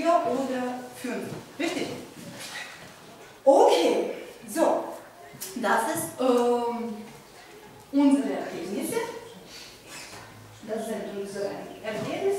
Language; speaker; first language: German; non-native, fluent; Ukrainian